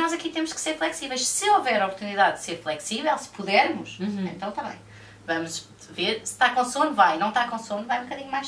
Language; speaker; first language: Portuguese; native; Portuguese